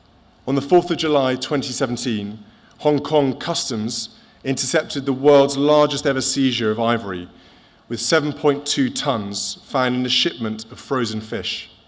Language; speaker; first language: English; native; English